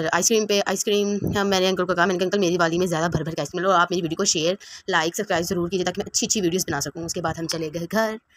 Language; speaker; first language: Hindi; native; Hindi